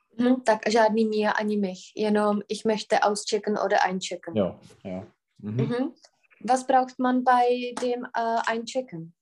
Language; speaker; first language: German; non-native, fluent; Czech